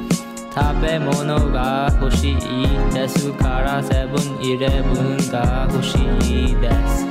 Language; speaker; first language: Japanese; non-native, learner; English